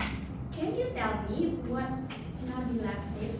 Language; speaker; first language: English; non-native, fluent; Indonesian